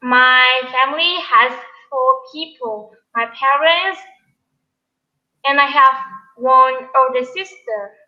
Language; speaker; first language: English; non-native, learner; Vietnamese